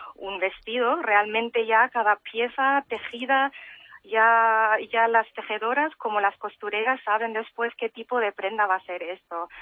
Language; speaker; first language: Spanish; early bilingual, heritage; German